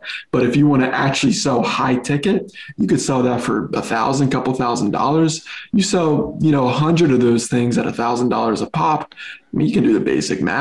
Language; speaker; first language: English; native; English